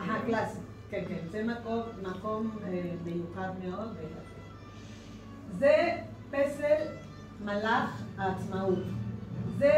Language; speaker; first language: Hebrew; non-native, learner; Spanish